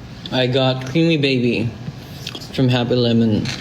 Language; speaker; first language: English; non-native, local second language; Filipino